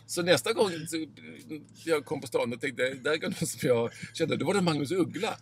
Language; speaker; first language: Swedish; native; Swedish